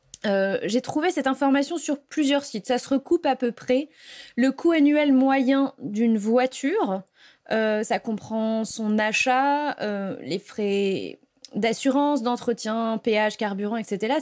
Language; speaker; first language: French; native; French